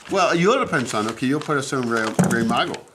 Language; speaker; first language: Spanish; non-native, learner; English